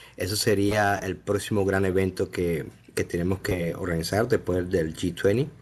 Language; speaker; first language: Spanish; native; Spanish